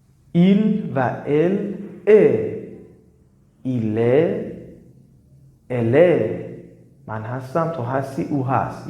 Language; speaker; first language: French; non-native, learner; Persian